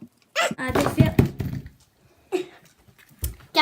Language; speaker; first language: French; native; French